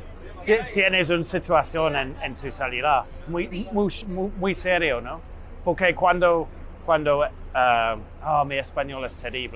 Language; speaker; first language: Spanish; non-native, learner; English